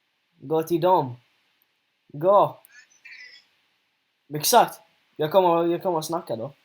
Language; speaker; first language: Swedish; early bilingual, other home language; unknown